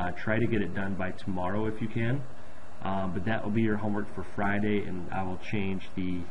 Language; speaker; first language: English; native; English